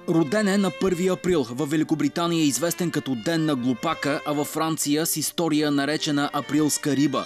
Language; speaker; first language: Bulgarian; native; Bulgarian